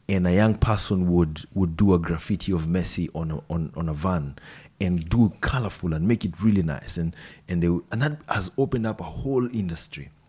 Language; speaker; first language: English; non-native, local second language; Swahili